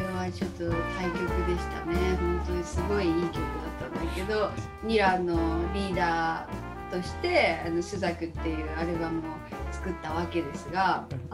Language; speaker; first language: Japanese; native; Japanese